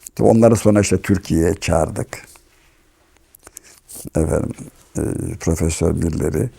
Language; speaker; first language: Turkish; native; Turkish